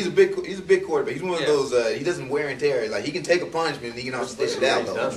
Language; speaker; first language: English; native; English